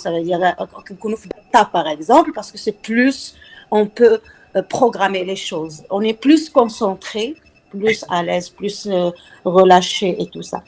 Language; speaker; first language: French; non-native, local second language; Arabic